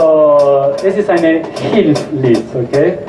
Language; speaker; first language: German; non-native, learner; Spanish